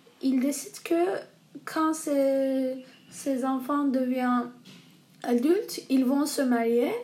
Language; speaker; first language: French; non-native, learner; Turkish